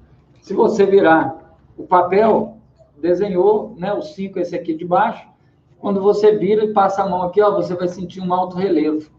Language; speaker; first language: Portuguese; native; Portuguese